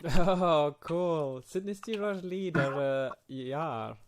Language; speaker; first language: Welsh; native; Welsh